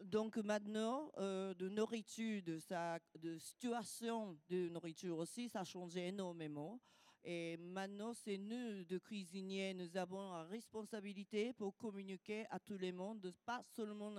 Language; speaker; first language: French; non-native, learner; Japanese